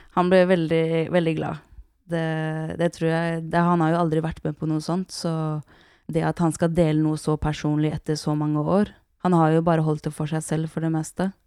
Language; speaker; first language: Norwegian; early bilingual, other home language; Kurdish